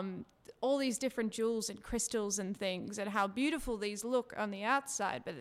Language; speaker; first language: English; native; English